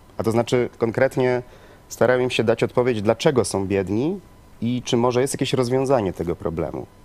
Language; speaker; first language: Polish; native; Polish